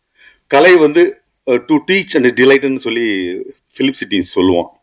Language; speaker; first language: Tamil; native; Tamil